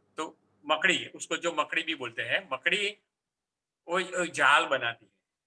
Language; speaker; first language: Hindi; non-native, local second language; Gujarati